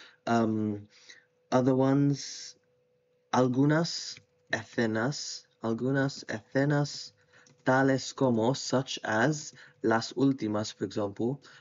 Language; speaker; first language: Spanish; non-native, learner; English